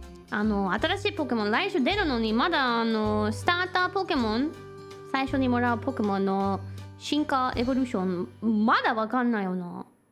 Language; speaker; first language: Japanese; non-native, fluent; German